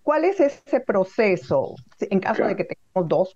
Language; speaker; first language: Spanish; native; Spanish